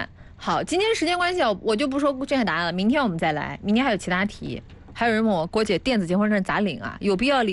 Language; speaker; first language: Chinese; native; Chinese